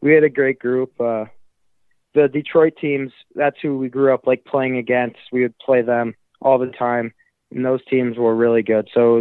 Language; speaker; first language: English; native; English